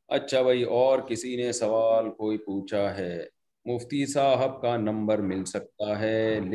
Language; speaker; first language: Urdu; native; Urdu